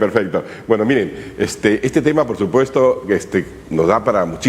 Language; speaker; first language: Spanish; native; Spanish